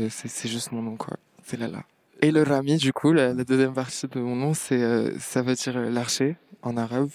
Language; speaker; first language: French; non-native, local second language; Arabic